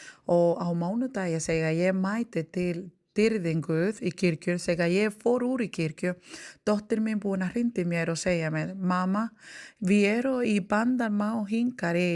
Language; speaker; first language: Icelandic; non-native, learner; Spanish